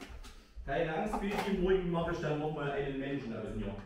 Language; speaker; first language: German; native; German